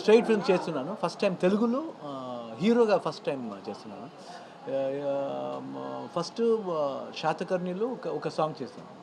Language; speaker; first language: Telugu; non-native, fluent; Kannada